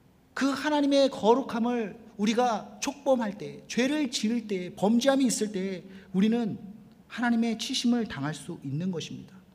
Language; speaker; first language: Korean; native; Korean